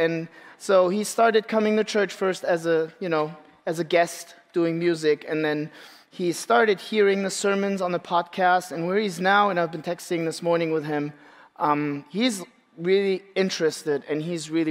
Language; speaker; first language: English; non-native, fluent; Turkish